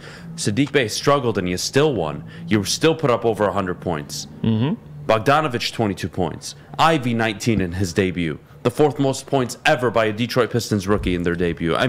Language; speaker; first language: English; native; English